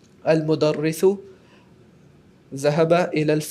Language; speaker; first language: Arabic; non-native, learner; Urdu